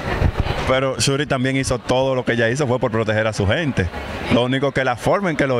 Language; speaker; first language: Spanish; native; Spanish